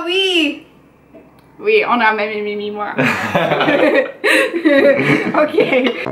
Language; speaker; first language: French; non-native, learner; English